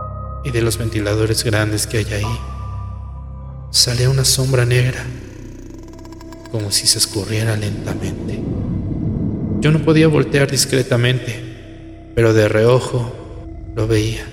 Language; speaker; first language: Spanish; native; Spanish